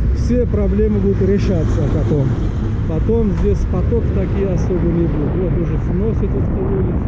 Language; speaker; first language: Russian; non-native, local second language; Uzbek